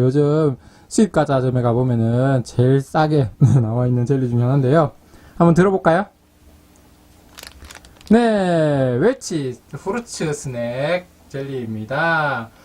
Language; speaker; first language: Korean; native; Korean